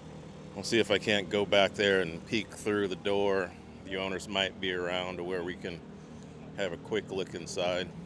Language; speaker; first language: English; native; English